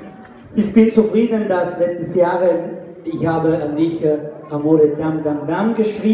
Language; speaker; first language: German; non-native, fluent; Italian